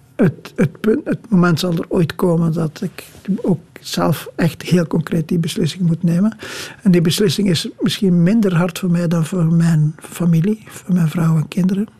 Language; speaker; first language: Dutch; native; Dutch